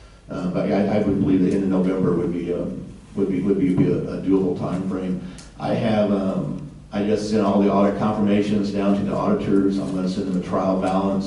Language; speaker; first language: English; native; English